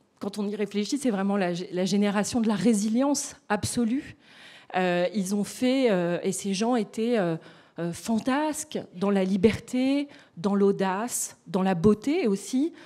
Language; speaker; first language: French; native; French